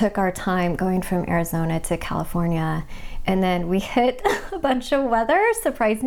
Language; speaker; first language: English; native; English